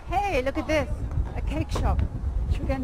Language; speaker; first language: English; native; English